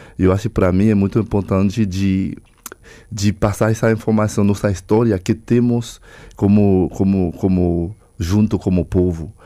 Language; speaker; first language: Portuguese; non-native, fluent; Haitian Creole